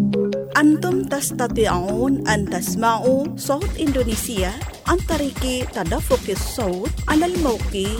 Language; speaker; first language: Arabic; non-native, fluent; Indonesian